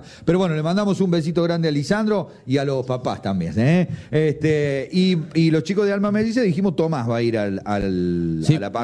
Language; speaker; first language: Spanish; native; Spanish